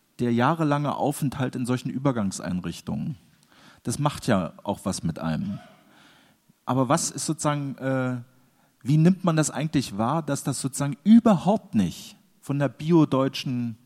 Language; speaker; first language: German; native; German